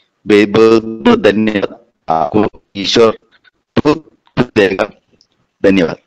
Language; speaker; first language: Hindi; non-native, local second language; Malayalam